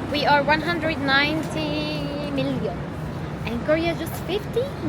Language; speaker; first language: English; non-native, learner; Arabic